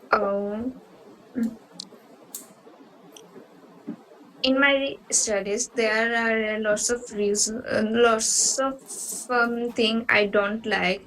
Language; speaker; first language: English; non-native, learner; Bangla